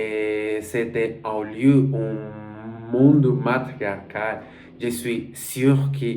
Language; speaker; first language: French; non-native, learner; Spanish